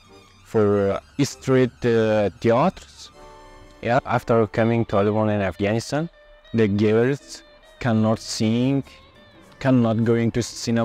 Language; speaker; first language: English; non-native, learner; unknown